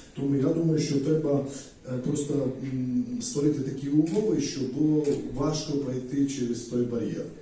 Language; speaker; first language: Ukrainian; non-native, fluent; Georgian